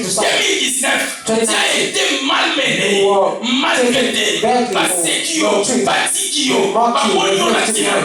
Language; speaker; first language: French; non-native, local second language; Lingala